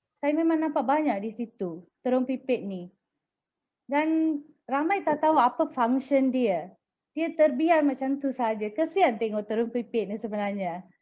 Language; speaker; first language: Malay; non-native, local second language; Tamil